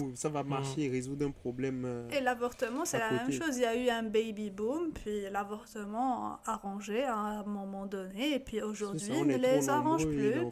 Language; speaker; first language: French; non-native, local second language; Arabic